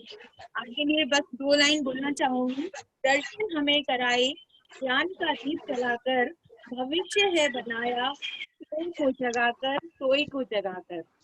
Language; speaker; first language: Hindi; native; Hindi